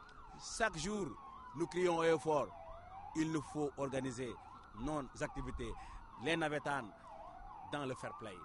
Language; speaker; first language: French; non-native, local second language; Wolof